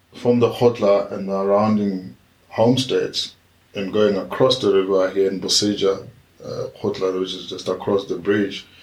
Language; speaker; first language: English; non-native, local second language; Tswana